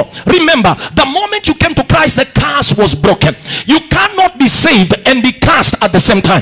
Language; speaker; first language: English; non-native, local second language; Swahili